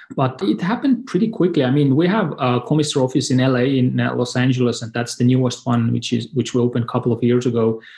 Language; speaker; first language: English; non-native, fluent; Estonian